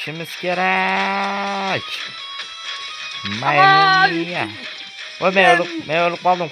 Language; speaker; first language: Turkish; non-native, learner; Uzbek